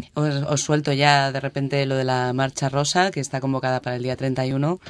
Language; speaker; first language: Spanish; native; Spanish